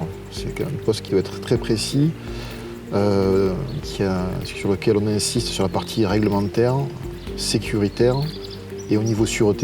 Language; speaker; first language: French; native; French